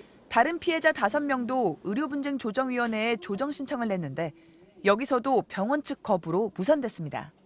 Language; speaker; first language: Korean; native; Korean